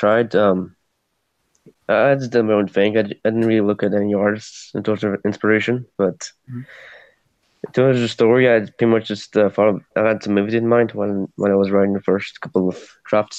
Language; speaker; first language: English; native; English